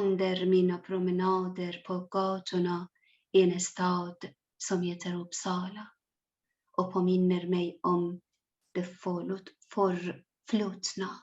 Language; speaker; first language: Swedish; non-native, learner; Persian